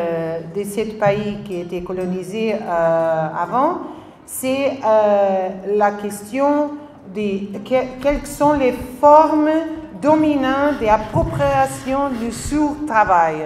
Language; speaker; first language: French; non-native, learner; Spanish